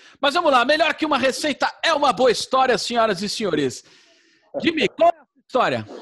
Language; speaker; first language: Portuguese; native; Portuguese